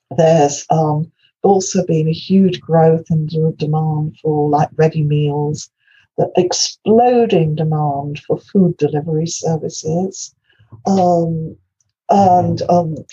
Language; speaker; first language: English; non-native, local second language; Welsh